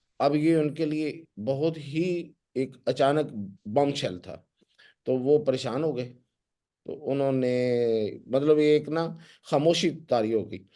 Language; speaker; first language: Urdu; non-native, local second language; Punjabi